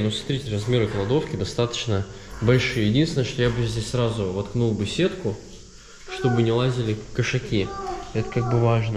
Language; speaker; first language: Russian; native; Russian